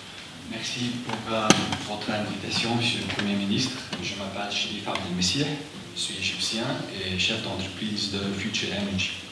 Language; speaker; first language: French; non-native, fluent; Arabic